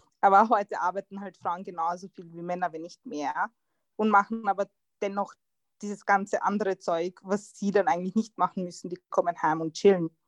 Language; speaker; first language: German; early bilingual, other home language; Croatian